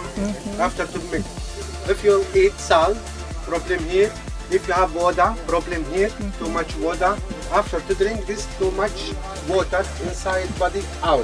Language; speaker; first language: English; non-native, learner; Arabic